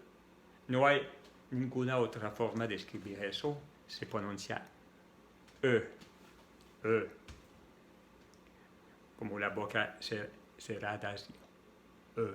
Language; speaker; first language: Spanish; non-native, fluent; French